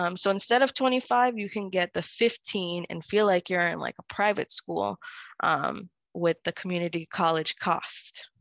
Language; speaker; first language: English; early bilingual, other home language; Spanish